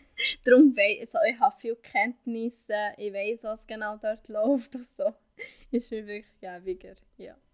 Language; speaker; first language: German; non-native, fluent; Arabic